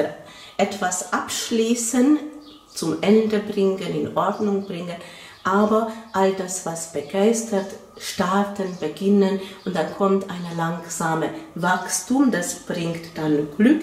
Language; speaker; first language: German; non-native, fluent; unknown